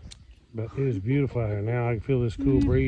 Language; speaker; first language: English; native; English